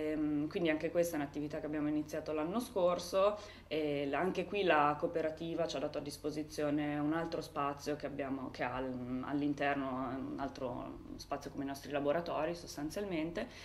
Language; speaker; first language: Italian; native; Italian